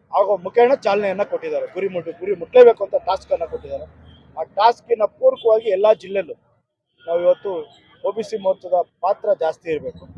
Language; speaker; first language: Kannada; native; Kannada